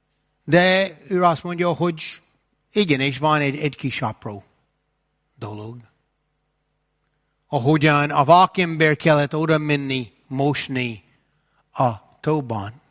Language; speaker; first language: Hungarian; non-native, fluent; English